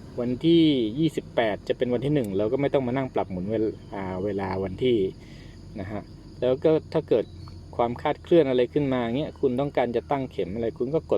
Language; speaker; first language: Thai; native; Thai